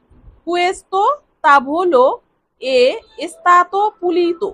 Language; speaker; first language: Italian; non-native, fluent; Bangla